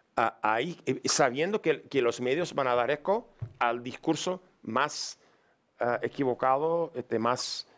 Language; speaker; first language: Spanish; non-native, fluent; English